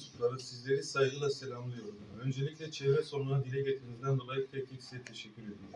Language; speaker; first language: Turkish; native; Turkish